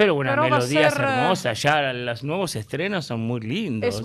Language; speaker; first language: Spanish; native; Spanish